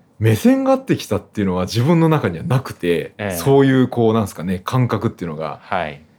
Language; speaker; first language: Japanese; native; Japanese